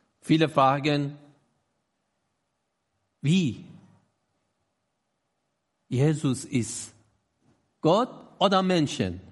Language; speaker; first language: German; non-native, learner; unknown